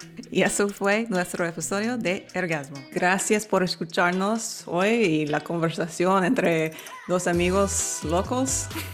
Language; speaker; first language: Spanish; non-native, fluent; English